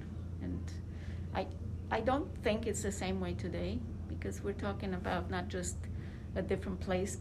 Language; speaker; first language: English; non-native, fluent; Romanian